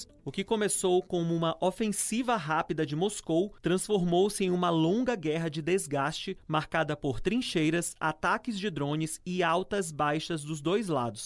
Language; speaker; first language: Portuguese; native; Portuguese